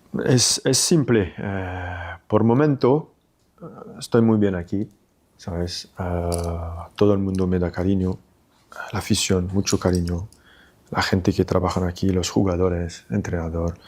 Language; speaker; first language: Spanish; non-native, fluent; French